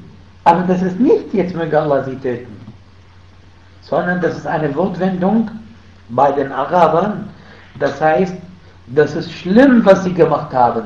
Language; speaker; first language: German; non-native, fluent; Arabic